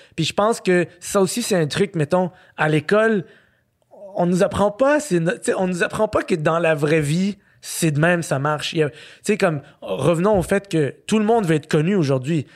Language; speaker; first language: French; early bilingual, other home language; Arabic